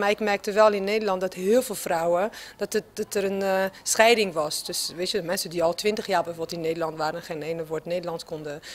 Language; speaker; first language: Dutch; non-native, fluent; French